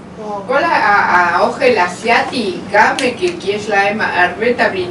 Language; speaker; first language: Hebrew; non-native, learner; Spanish